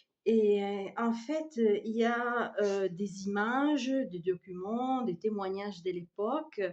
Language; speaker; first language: French; non-native, fluent; Italian